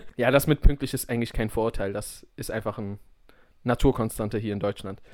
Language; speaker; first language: German; native; German